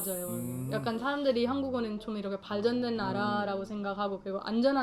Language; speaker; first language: Korean; non-native, fluent; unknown